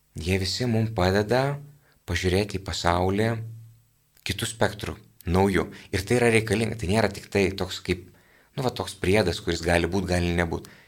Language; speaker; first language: Lithuanian; native; Lithuanian